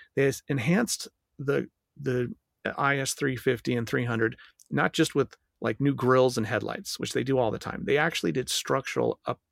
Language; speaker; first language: English; native; English